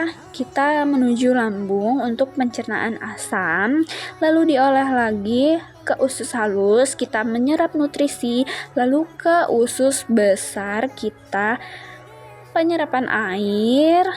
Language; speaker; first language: Indonesian; native; Indonesian